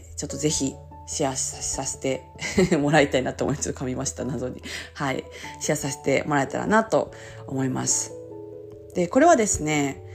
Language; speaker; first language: Japanese; native; Japanese